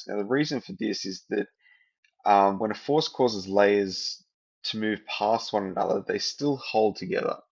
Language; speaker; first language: English; native; English